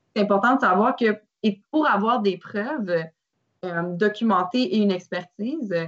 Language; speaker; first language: French; native; French